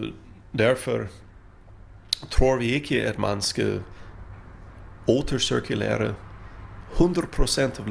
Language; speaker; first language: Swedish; non-native, fluent; English